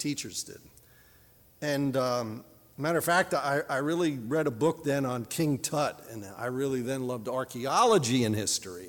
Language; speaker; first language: English; native; English